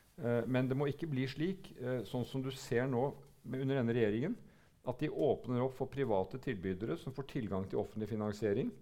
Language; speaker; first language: Norwegian; native; Norwegian